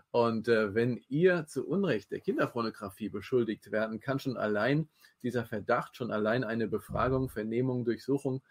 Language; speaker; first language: German; native; German